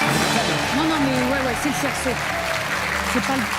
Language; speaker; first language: French; native; French